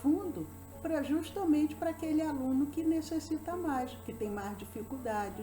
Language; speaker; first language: Portuguese; native; Portuguese